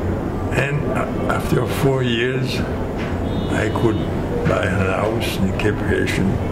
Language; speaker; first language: English; non-native, fluent; Haitian Creole